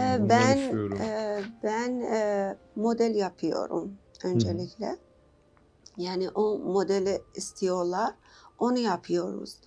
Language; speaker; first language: Turkish; non-native, learner; Persian